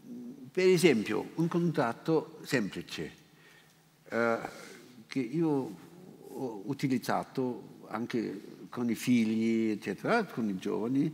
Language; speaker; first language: Italian; non-native, fluent; German